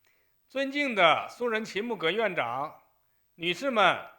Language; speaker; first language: Chinese; native; Chinese